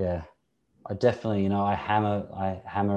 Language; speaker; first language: English; native; English